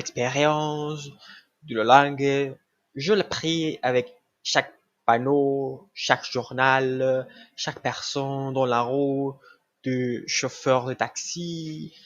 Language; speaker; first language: French; non-native, learner; Spanish